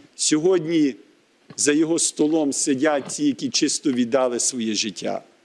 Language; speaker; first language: Ukrainian; early bilingual, heritage; Ukrainian